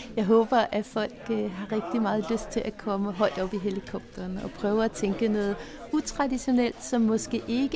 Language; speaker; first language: Danish; native; Danish